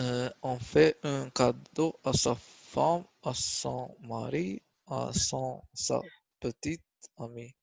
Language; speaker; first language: French; non-native, learner; Albanian